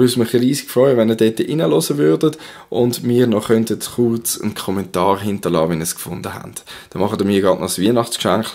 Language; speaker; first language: German; native; German